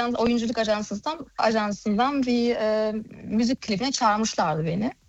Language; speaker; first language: Turkish; early bilingual, heritage; Turkish